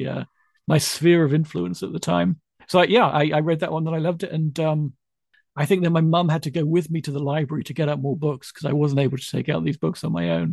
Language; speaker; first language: English; native; English